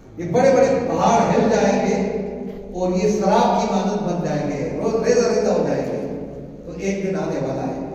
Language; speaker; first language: Urdu; native; Urdu